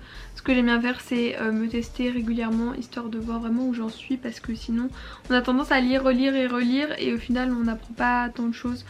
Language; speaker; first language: French; native; French